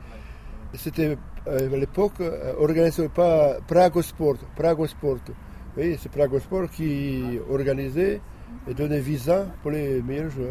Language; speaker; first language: French; non-native, learner; Slovak